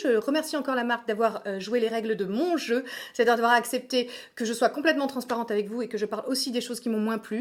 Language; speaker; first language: French; native; French